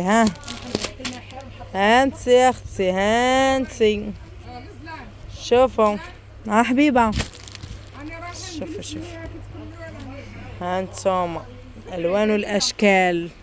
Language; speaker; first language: Arabic; native; Arabic